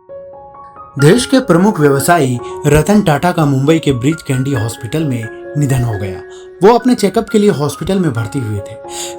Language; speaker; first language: Hindi; native; Hindi